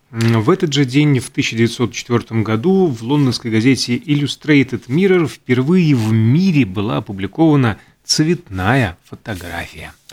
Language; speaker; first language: Russian; native; Russian